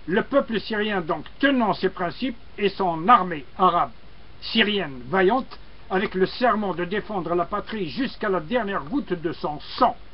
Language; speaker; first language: French; non-native, local second language; Arabic